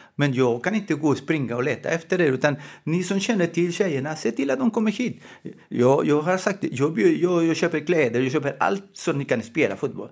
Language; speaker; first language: Swedish; non-native, fluent; Spanish